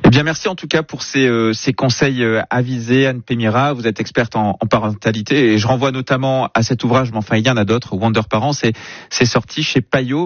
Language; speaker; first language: French; native; French